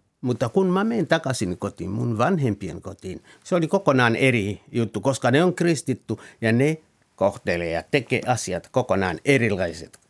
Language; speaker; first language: Finnish; non-native, fluent; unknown